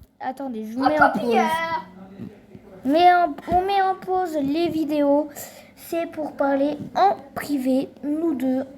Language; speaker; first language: French; native; French